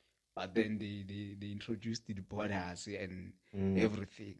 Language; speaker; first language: English; non-native, local second language; Northern Sotho